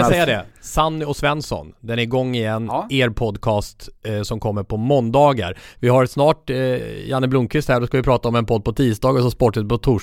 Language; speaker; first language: Swedish; native; Swedish